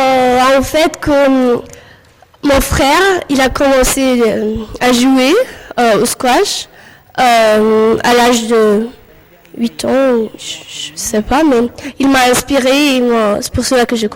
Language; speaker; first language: French; non-native, fluent; Arabic